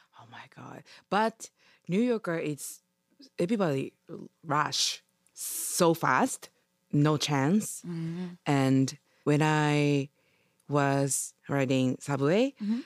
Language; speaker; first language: English; non-native, learner; Japanese